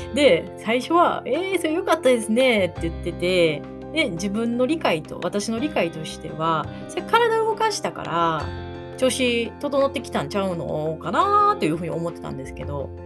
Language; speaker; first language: Japanese; native; Japanese